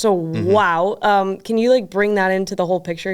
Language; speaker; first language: English; native; English